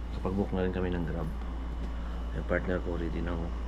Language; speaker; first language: Filipino; native; Filipino